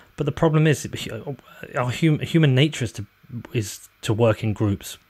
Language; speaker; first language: English; native; English